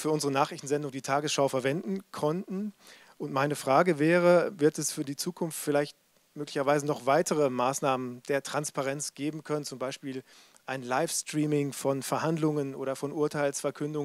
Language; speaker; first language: German; native; German